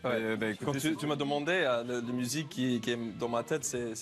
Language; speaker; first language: French; non-native, learner; English